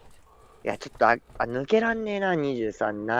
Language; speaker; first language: Japanese; native; Japanese